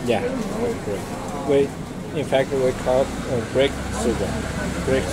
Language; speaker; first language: English; non-native, learner; Chinese